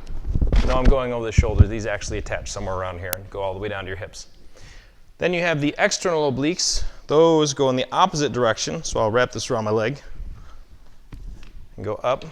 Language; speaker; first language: English; native; English